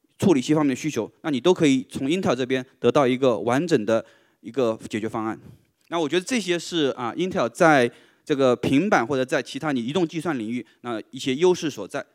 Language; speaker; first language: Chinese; native; Chinese